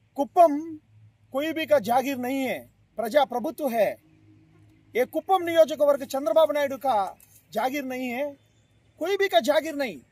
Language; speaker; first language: Hindi; non-native, local second language; Telugu